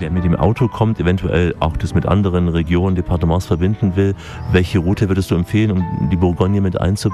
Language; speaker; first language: German; native; German